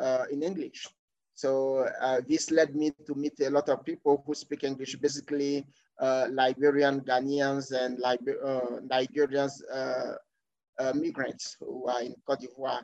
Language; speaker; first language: English; non-native, fluent; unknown